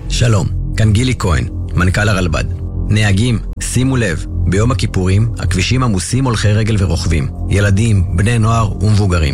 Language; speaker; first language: Hebrew; native; Hebrew